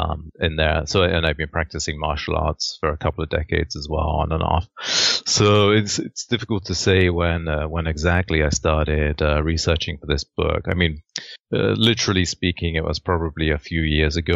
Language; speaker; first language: English; native; English